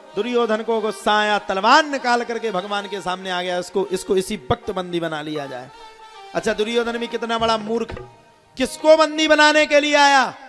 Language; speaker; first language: Hindi; native; Hindi